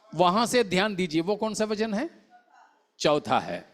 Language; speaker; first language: Hindi; non-native, local second language; Malayalam